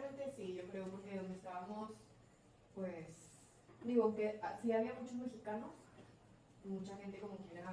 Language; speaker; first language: Spanish; early bilingual, heritage; Spanish